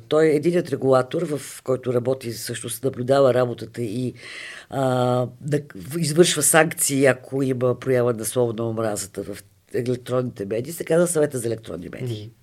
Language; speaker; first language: Bulgarian; native; Bulgarian